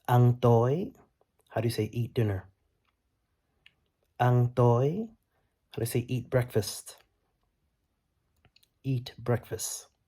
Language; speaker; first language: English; early bilingual, other home language; Vietnamese